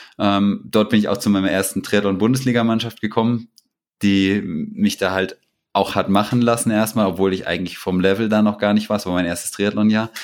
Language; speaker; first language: German; native; German